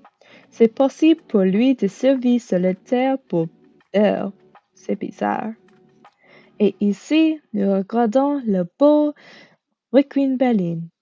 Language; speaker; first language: French; non-native, learner; English